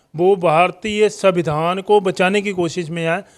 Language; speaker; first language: Hindi; non-native, local second language; Punjabi